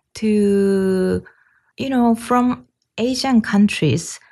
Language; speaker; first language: English; non-native, fluent; Japanese